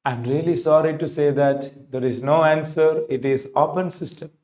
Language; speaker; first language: English; non-native, local second language; Malayalam